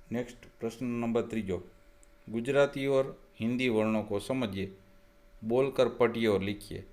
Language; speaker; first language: Hindi; non-native, local second language; Gujarati